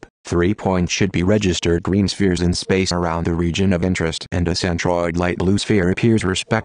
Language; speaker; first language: English; non-native, fluent; Greek